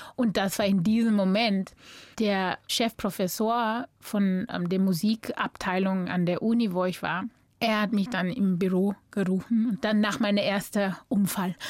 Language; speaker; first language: German; non-native, fluent; English